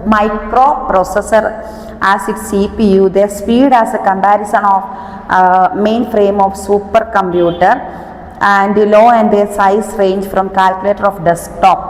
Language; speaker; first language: English; non-native, local second language; Malayalam